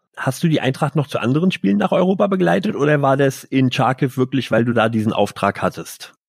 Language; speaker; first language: German; native; German